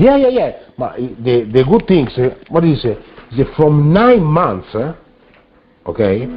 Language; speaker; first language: English; non-native, learner; Italian